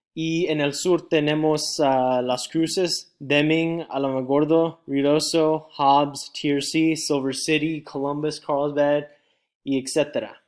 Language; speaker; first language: Spanish; non-native, learner; English